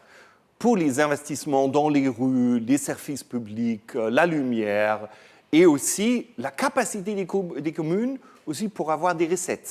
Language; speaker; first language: French; non-native, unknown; German